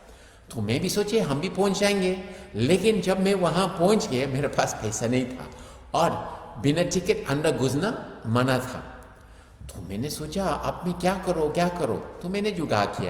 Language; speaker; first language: Hindi; non-native, fluent; English